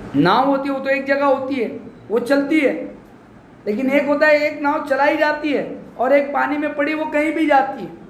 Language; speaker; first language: Hindi; non-native, local second language; Marathi